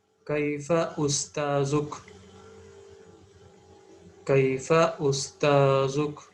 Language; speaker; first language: Arabic; non-native, fluent; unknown